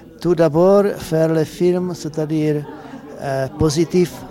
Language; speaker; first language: French; non-native, learner; Czech